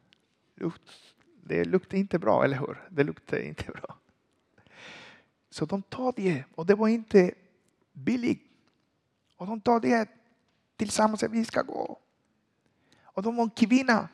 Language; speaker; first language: Swedish; non-native, learner; Spanish